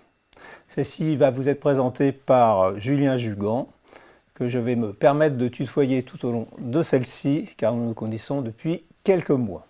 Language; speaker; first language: French; native; French